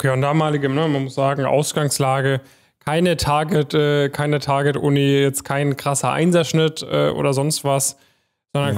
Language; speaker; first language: German; native; German